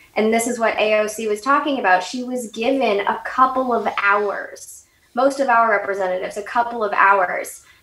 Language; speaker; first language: English; native; English